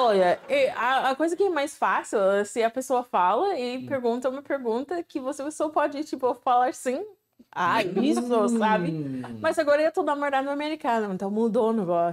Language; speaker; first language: Portuguese; non-native, fluent; English